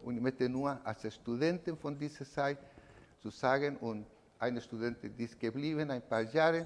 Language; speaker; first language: German; non-native, learner; Spanish